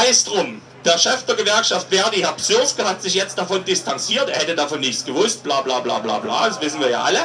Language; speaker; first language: German; native; German